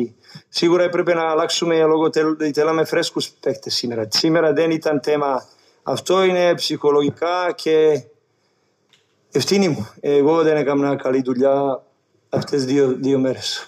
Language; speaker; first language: Greek; non-native, learner; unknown